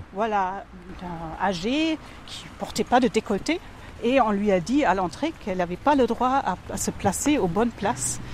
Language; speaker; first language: French; non-native, fluent; German